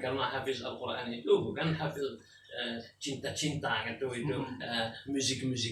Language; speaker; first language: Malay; non-native, fluent; Arabic